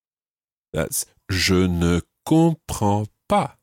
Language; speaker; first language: French; non-native, fluent; English